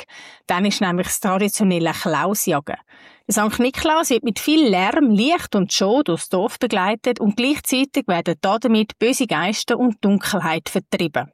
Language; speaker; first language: German; native; German